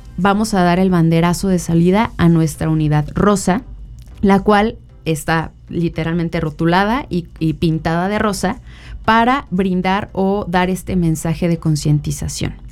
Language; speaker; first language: Spanish; native; Spanish